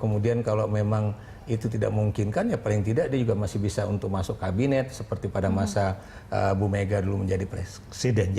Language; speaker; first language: Indonesian; native; Indonesian